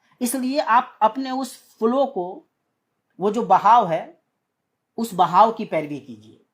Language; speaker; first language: Urdu; native; Urdu